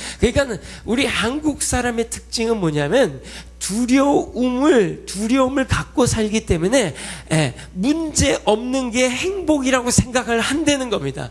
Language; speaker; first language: Korean; early bilingual, heritage; Korean